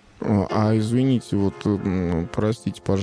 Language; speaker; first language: Russian; native; Russian